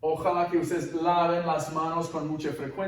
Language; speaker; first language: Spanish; non-native, fluent; English